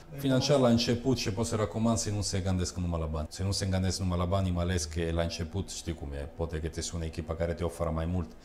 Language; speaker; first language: Romanian; early bilingual, heritage; Romanian